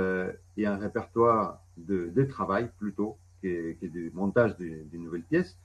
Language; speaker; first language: French; non-native, fluent; Spanish